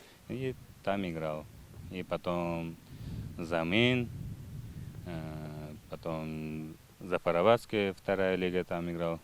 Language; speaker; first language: Russian; non-native, local second language; Uzbek